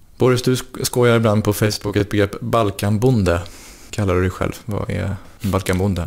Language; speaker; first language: Swedish; native; Swedish